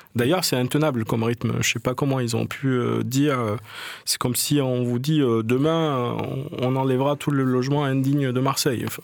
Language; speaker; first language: French; native; French